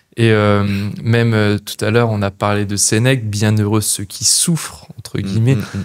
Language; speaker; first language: French; native; French